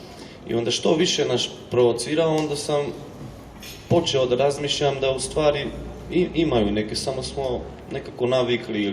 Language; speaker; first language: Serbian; non-native, local second language; Hungarian